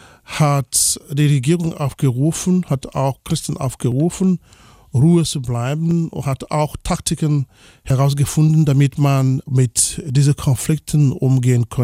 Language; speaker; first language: German; non-native, fluent; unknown